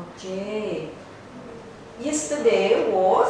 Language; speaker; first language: English; non-native, fluent; Indonesian